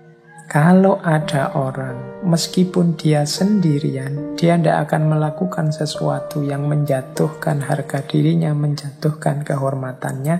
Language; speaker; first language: Indonesian; native; Indonesian